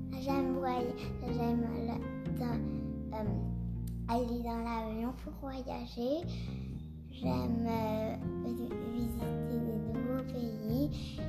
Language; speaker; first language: French; early bilingual, heritage; French